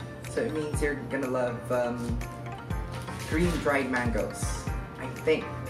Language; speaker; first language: English; non-native, local second language; Filipino